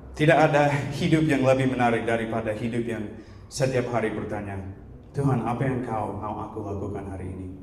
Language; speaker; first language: Indonesian; non-native, fluent; English